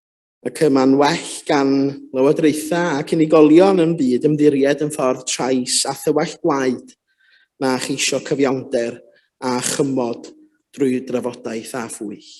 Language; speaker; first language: Welsh; native; Welsh